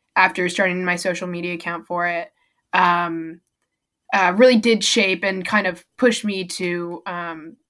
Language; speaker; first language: English; native; English